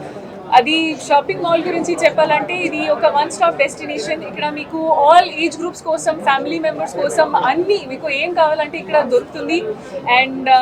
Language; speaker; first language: Telugu; non-native, local second language; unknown